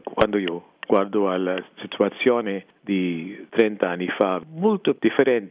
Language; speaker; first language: Italian; non-native, fluent; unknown